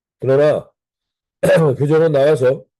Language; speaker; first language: Korean; native; Korean